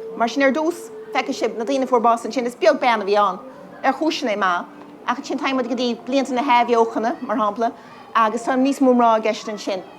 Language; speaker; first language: Irish; native; Irish